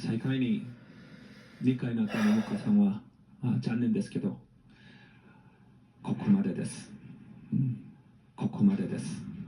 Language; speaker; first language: Japanese; non-native, fluent; Korean